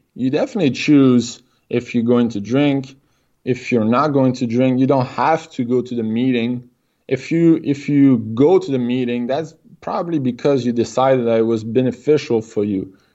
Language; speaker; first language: English; non-native, fluent; French